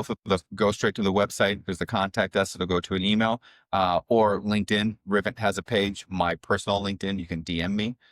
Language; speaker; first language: English; native; English